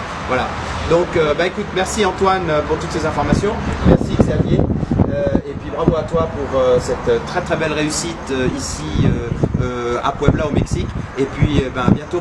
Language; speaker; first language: French; native; French